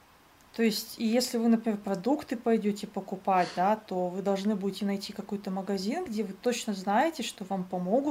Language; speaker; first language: Russian; native; Russian